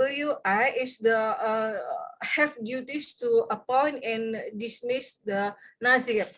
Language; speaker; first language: English; non-native, fluent; Indonesian